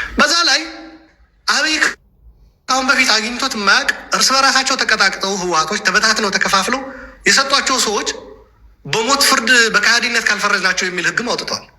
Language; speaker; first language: Amharic; non-native, local second language; Tigrinya